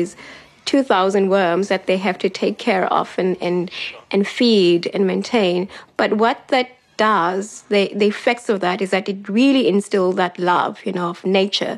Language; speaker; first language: English; non-native, local second language; Xhosa